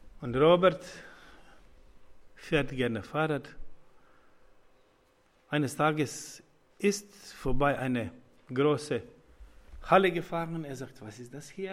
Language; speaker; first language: German; non-native, learner; Croatian